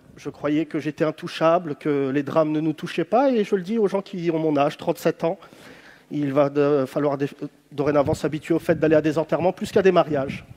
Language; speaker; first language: French; native; French